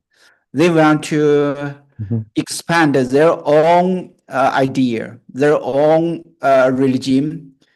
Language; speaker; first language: English; non-native, fluent; Chinese